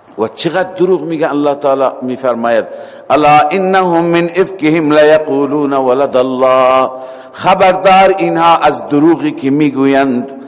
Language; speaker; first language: Persian; native; Persian